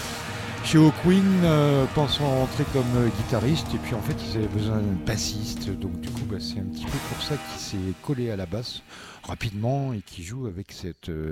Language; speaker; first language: French; native; French